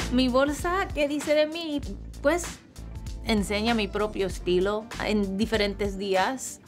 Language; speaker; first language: Spanish; early bilingual, other home language; English